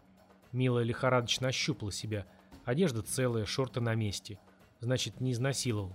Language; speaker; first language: Russian; native; Russian